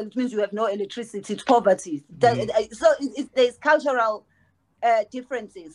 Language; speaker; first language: English; non-native, local second language; Zulu